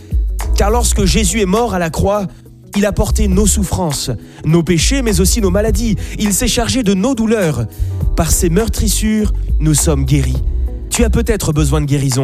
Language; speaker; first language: French; native; French